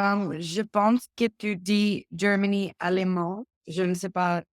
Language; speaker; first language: French; non-native, learner; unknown